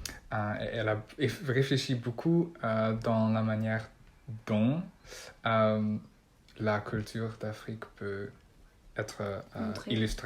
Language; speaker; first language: French; non-native, learner; Dutch